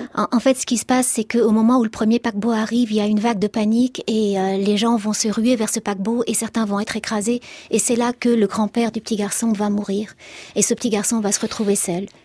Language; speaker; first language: French; early bilingual, other home language; Arabic